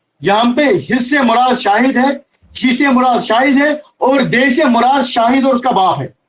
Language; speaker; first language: Urdu; non-native, local second language; Kashmiri